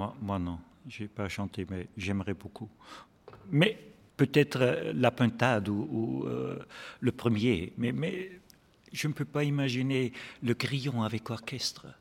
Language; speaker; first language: French; non-native, fluent; German